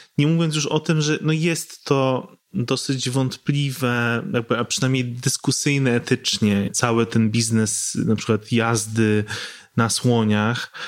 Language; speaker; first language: Polish; native; Polish